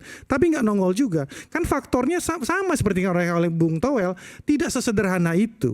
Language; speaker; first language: Indonesian; native; Indonesian